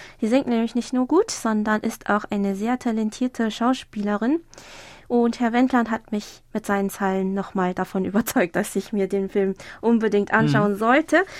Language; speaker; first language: German; non-native, fluent; Korean